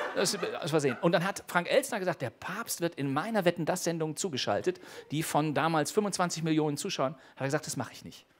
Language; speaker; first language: German; native; German